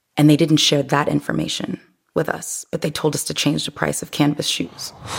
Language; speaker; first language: English; native; English